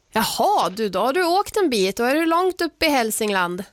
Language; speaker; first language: Swedish; native; Swedish